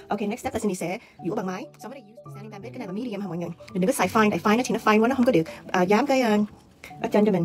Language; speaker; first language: Vietnamese; early bilingual, heritage; Vietnamese